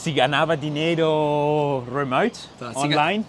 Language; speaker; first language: Portuguese; non-native, fluent; English